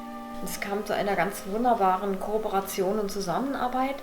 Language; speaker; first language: German; native; German